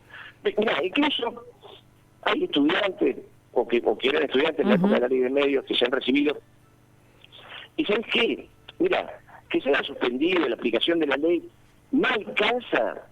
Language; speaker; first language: Spanish; native; Spanish